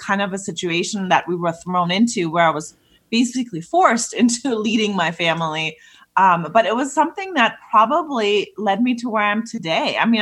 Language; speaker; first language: English; non-native, fluent; German